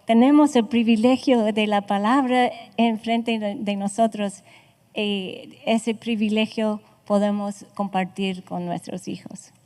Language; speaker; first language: Spanish; non-native, fluent; English